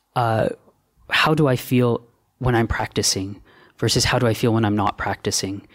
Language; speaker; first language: English; native; English